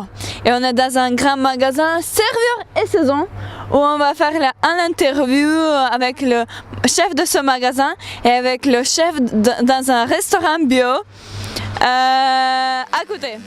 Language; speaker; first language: French; non-native, learner; Chinese